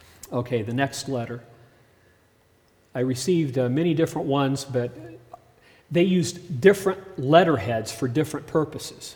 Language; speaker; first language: English; early bilingual, other home language; German